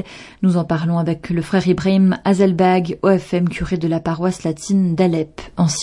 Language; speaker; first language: French; native; French